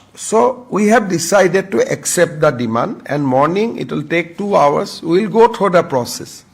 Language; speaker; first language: English; non-native, local second language; Assamese